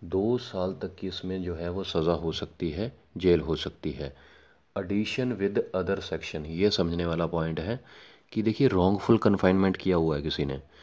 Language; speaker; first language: Hindi; non-native, local second language; Punjabi